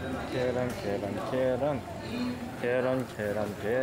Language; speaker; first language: Korean; early bilingual, heritage; English